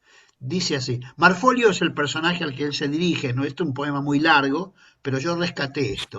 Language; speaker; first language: Spanish; native; Spanish